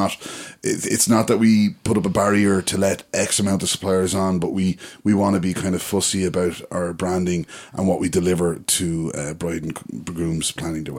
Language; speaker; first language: English; native; English